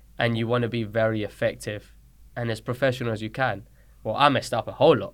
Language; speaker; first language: English; early bilingual, other home language; Spanish